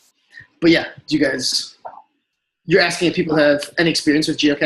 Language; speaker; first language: English; native; English